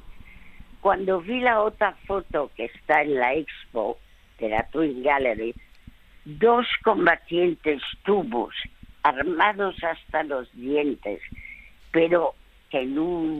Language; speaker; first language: Spanish; early bilingual, other home language; French